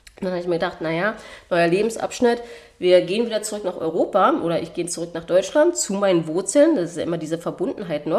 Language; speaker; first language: German; native; German